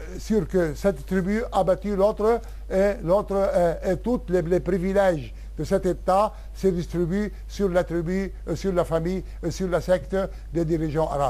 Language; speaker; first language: French; non-native, local second language; Arabic